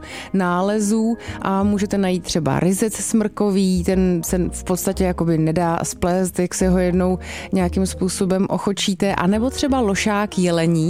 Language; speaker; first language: Czech; native; Czech